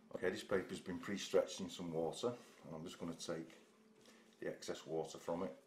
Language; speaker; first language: English; native; English